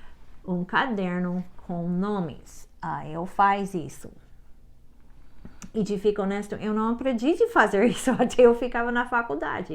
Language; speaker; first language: Portuguese; non-native, learner; English